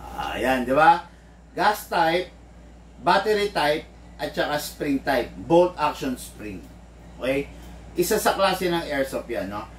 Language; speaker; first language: Filipino; native; Filipino